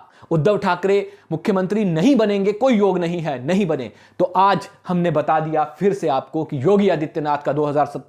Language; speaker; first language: Hindi; native; Hindi